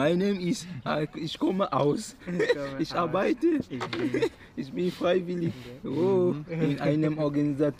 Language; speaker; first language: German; non-native, learner; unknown